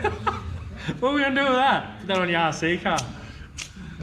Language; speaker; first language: English; native; English